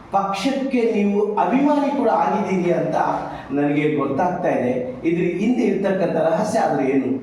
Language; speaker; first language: Kannada; native; Kannada